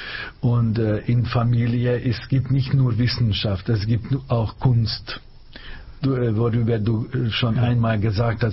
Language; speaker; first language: German; non-native, fluent; Hungarian